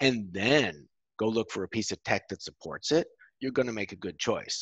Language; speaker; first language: English; native; English